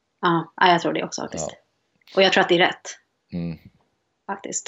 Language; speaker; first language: Swedish; native; Swedish